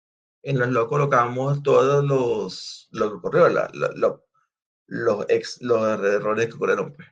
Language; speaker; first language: Spanish; native; Spanish